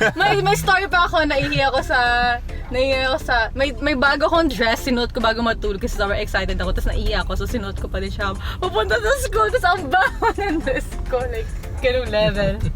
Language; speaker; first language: Filipino; non-native, local second language; Cebuano